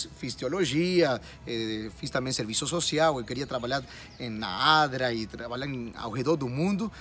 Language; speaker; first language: Portuguese; non-native, fluent; Spanish